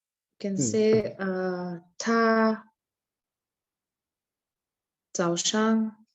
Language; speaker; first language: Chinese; non-native, learner; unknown